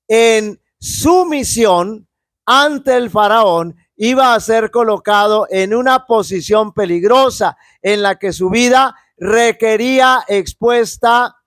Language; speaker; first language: Spanish; native; Spanish